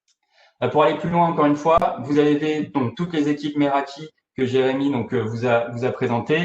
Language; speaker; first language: French; native; French